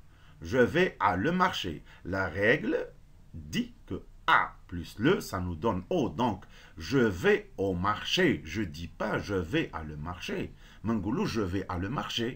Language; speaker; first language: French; non-native, local second language; Arabic